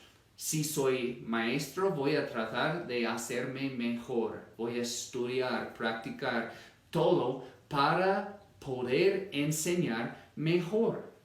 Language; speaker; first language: Spanish; non-native, fluent; English